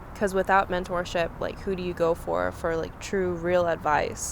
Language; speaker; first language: English; native; English